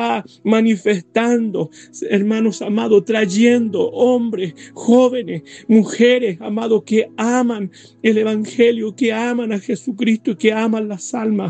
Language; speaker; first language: Spanish; native; Spanish